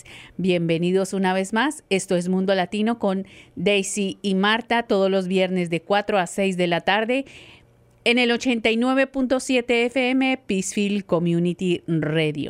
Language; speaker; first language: Spanish; native; Spanish